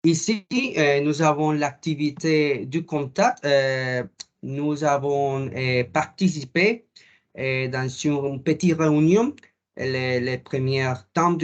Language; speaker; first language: French; non-native, learner; Spanish